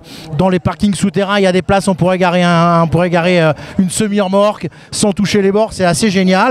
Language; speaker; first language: French; native; French